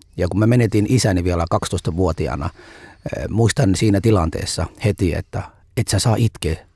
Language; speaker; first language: Finnish; non-native, fluent; Somali